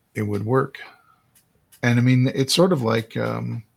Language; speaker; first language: English; native; English